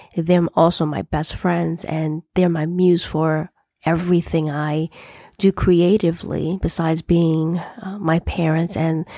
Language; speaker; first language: English; native; English